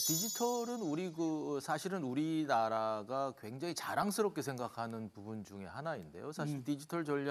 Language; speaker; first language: Korean; native; Korean